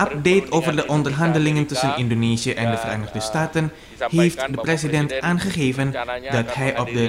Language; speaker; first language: Dutch; non-native, fluent; Indonesian